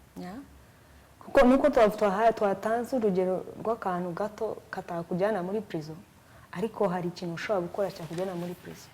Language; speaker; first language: Kinyarwanda; early bilingual, heritage; Kinyarwanda